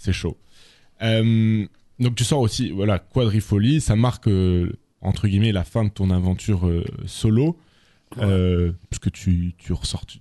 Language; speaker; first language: French; native; French